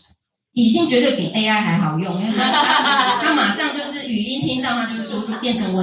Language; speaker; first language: Chinese; native; Chinese